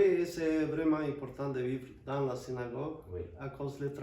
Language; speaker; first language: French; non-native, fluent; Spanish